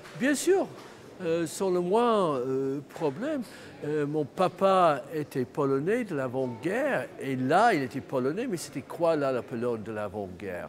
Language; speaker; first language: French; non-native, fluent; English